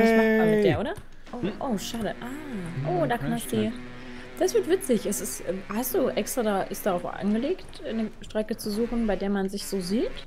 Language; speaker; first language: German; native; German